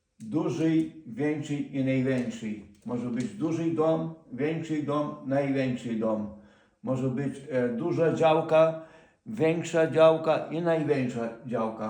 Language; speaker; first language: Polish; non-native, learner; Ukrainian